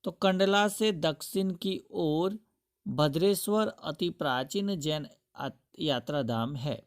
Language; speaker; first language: Hindi; non-native, local second language; Gujarati